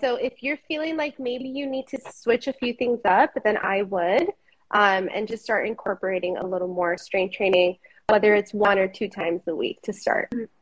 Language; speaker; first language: English; early bilingual, other home language; Spanish